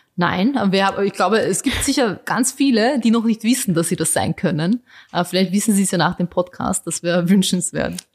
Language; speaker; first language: German; early bilingual, other home language; Bosnian